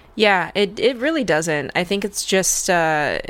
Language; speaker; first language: English; early bilingual, other home language; Russian